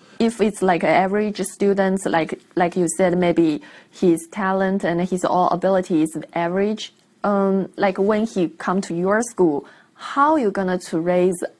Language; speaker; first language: English; non-native, fluent; Chinese